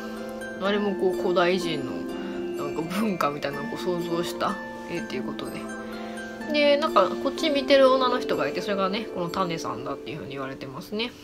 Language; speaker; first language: Japanese; native; Japanese